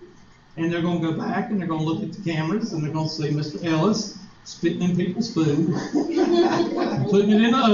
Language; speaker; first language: English; native; English